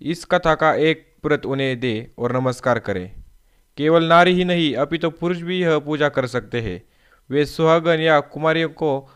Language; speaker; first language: Hindi; non-native, local second language; Marathi